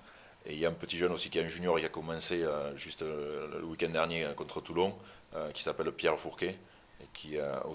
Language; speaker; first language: French; native; French